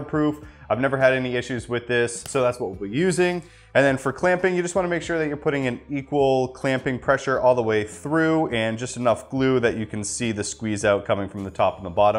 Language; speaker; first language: English; native; English